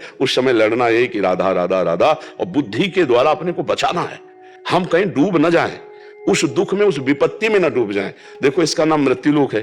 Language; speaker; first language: Hindi; native; Hindi